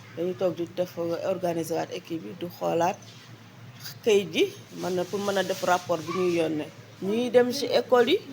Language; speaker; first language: Wolof; native; Wolof